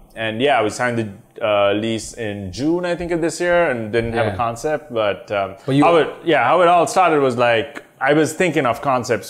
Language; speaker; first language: English; non-native, local second language; Sinhala